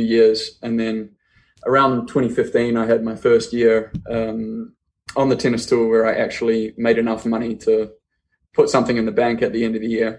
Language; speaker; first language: English; native; English